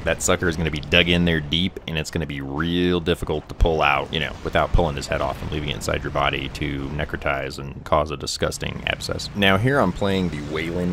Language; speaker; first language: English; native; English